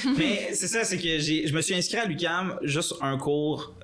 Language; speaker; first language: French; native; French